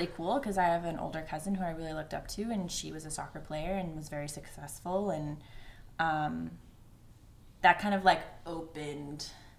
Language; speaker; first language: English; native; English